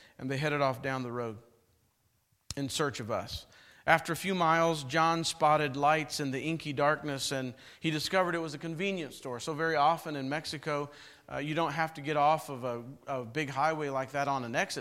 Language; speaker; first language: English; native; English